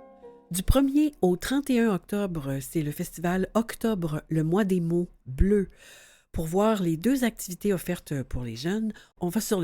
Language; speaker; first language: French; native; French